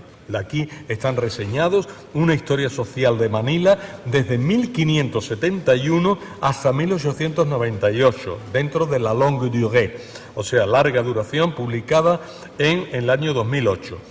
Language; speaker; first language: Spanish; native; Spanish